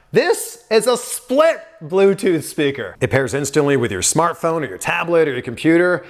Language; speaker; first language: English; native; English